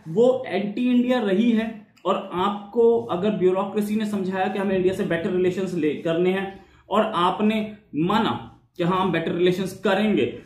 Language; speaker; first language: Hindi; native; Hindi